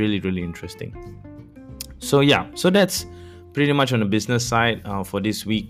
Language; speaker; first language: English; non-native, local second language; Malay